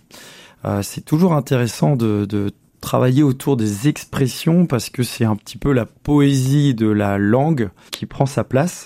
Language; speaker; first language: French; native; French